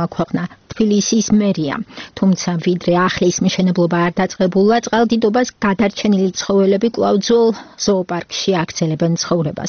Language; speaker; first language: Georgian; native; Georgian